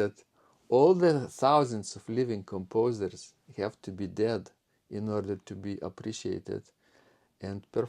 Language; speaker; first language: English; non-native, fluent; Lithuanian